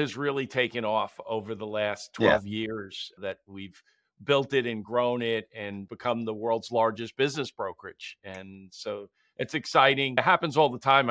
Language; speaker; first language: English; native; English